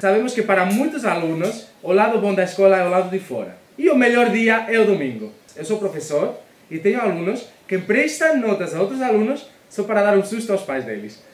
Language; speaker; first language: Portuguese; non-native, fluent; Spanish